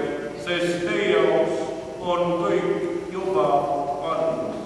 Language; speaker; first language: Estonian; non-native, learner; Swedish